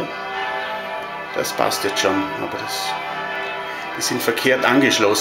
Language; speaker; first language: German; native; German